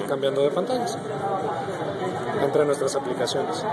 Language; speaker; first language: Spanish; native; Spanish